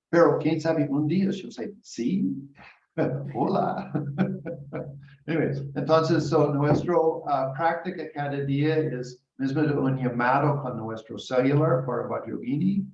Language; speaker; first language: Spanish; non-native, learner; English